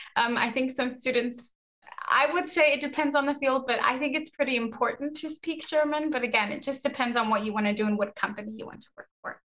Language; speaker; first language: English; early bilingual, other home language; Spanish